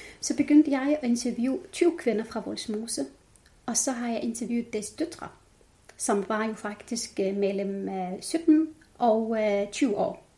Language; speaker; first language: Danish; non-native, fluent; Arabic